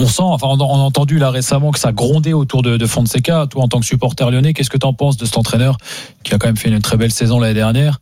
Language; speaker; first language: French; native; French